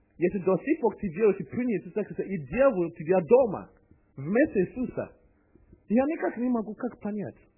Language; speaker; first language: Russian; non-native, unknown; English